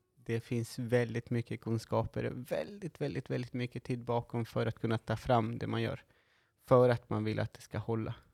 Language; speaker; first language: Swedish; non-native, fluent; Spanish